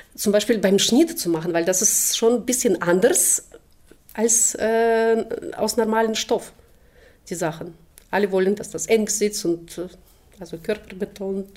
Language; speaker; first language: German; non-native, fluent; Russian